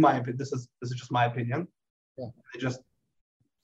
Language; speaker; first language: English; non-native, fluent; Russian